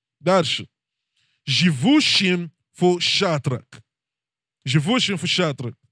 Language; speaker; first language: Russian; non-native, learner; English